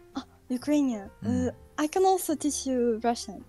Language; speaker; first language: English; non-native, local second language; Ukrainian